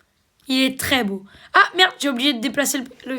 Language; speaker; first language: French; native; French